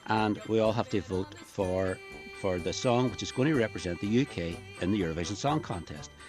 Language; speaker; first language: English; native; English